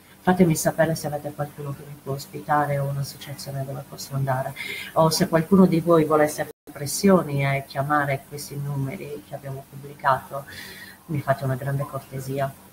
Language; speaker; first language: Italian; native; Italian